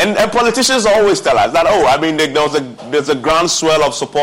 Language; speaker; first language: English; non-native, local second language; Akan